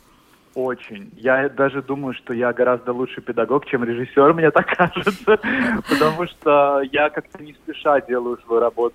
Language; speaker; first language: Russian; native; Russian